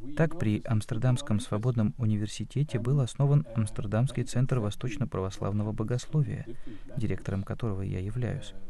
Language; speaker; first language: Russian; non-native, fluent; Dutch